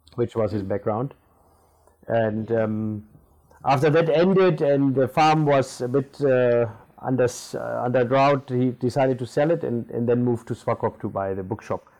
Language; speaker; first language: English; non-native, local second language; German